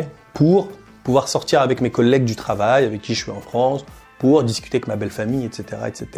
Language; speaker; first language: French; native; French